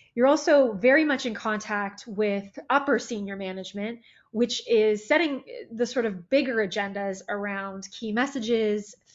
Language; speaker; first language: English; native; English